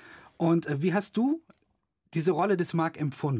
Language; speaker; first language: German; native; German